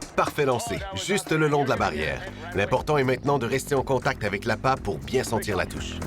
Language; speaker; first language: French; native; French